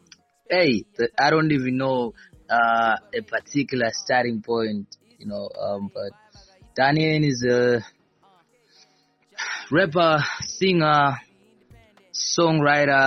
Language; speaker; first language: English; non-native, local second language; Shona